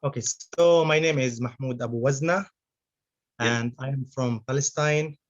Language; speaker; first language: English; non-native, fluent; Arabic